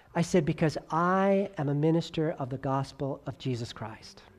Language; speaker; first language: English; native; English